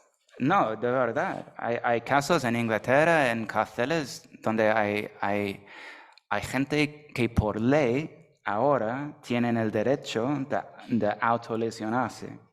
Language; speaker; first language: Spanish; non-native, fluent; English